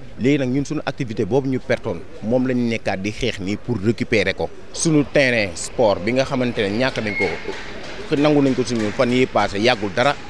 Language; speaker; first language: Wolof; native; Wolof